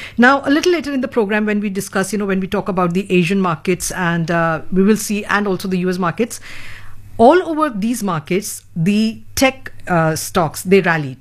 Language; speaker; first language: English; non-native, local second language; Hindi